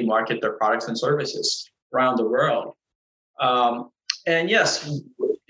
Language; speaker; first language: English; native; English